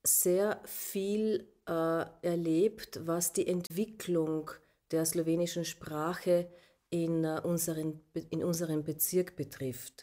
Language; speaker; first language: German; non-native, local second language; Slovenian